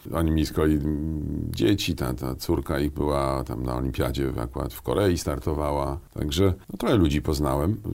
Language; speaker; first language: Polish; native; Polish